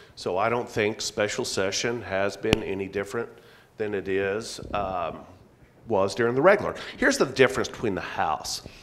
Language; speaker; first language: English; native; English